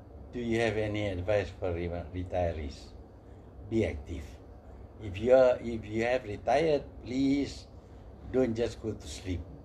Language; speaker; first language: English; non-native, local second language; Malay